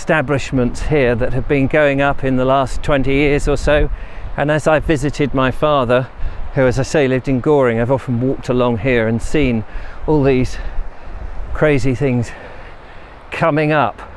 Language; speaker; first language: English; native; English